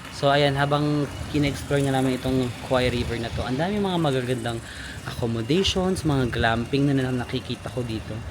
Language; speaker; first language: Filipino; non-native, local second language; Waray